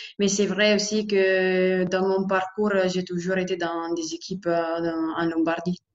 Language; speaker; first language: French; non-native, fluent; Italian